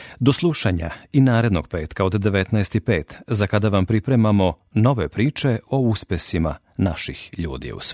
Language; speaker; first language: Serbian; native; Serbian